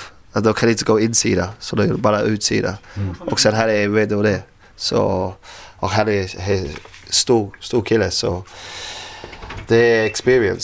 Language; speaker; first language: Swedish; non-native, learner; English